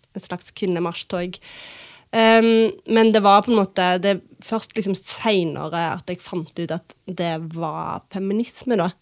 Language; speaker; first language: Norwegian; early bilingual, other home language; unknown